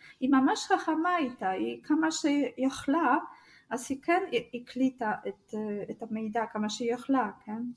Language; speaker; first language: Hebrew; non-native, fluent; Russian